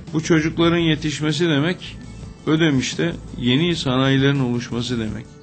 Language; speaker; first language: Turkish; native; Turkish